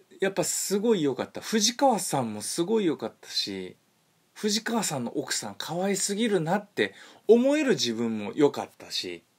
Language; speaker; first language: Japanese; native; Japanese